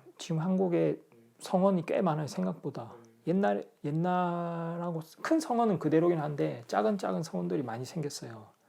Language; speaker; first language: Korean; native; Korean